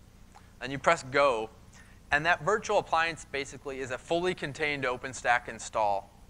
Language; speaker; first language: English; native; English